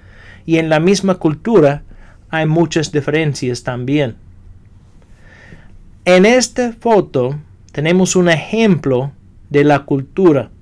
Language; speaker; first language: Spanish; non-native, fluent; English